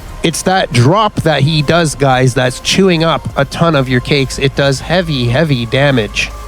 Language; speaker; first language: English; native; English